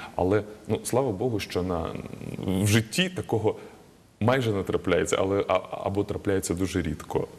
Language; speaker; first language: Ukrainian; native; Ukrainian